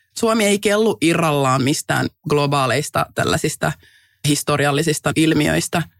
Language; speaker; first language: Finnish; native; Finnish